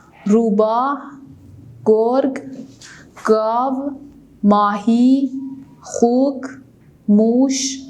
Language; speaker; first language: Persian; non-native, fluent; Urdu